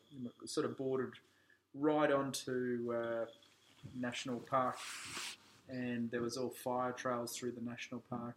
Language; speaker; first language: English; native; English